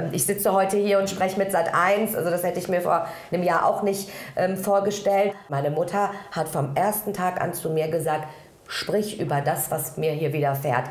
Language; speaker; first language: German; early bilingual, other home language; Persian